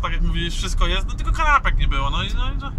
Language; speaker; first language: Polish; native; Polish